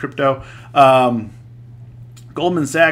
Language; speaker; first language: English; native; English